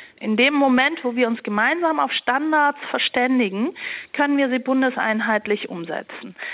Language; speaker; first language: German; early bilingual, other home language; Turkish